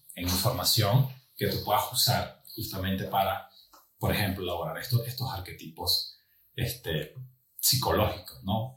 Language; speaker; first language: Spanish; native; Spanish